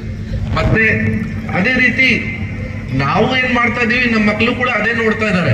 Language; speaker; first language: Kannada; non-native, fluent; Hindi